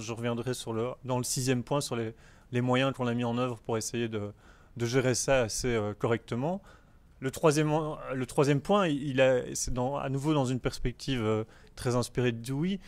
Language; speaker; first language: French; native; French